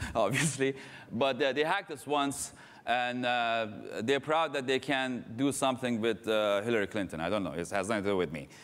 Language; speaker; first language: English; non-native, fluent; Persian